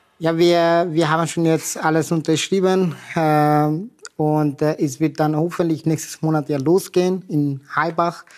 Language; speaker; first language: German; non-native, fluent; Persian